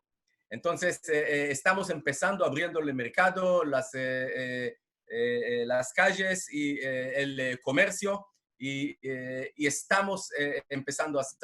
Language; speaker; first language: Spanish; non-native, fluent; Hebrew